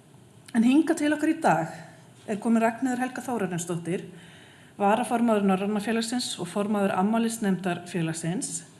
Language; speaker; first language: Icelandic; native; Icelandic